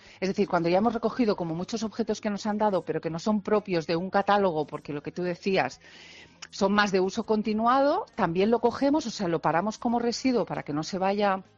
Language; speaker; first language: Spanish; non-native, local second language; Catalan